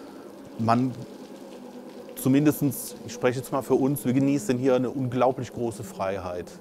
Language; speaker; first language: German; native; German